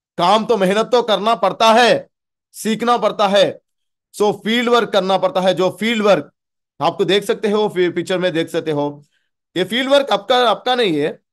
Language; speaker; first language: Hindi; non-native, local second language; Telugu